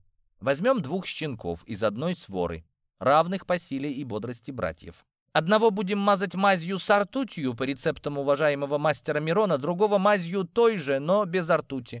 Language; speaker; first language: Russian; native; Russian